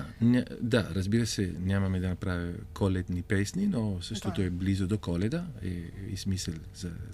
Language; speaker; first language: Bulgarian; non-native, fluent; Italian